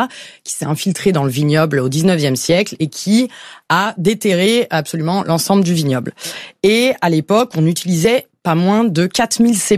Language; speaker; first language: French; native; French